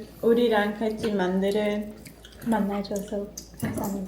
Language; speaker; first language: Korean; non-native, learner; Turkish